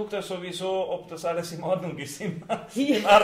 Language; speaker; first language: German; non-native, fluent; Hungarian